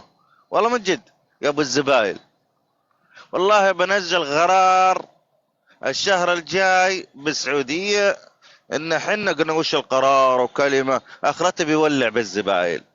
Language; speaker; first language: Arabic; native; Arabic